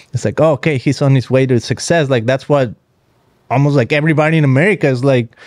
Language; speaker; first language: English; non-native, fluent; Spanish